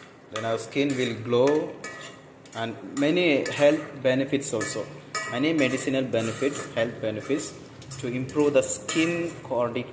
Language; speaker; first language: English; non-native, local second language; Malayalam